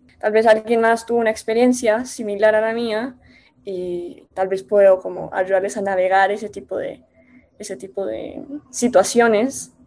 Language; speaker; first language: Spanish; native; Spanish